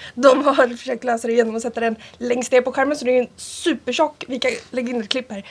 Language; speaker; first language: Swedish; early bilingual, other home language; Italian